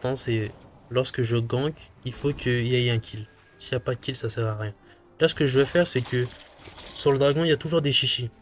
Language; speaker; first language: French; native; French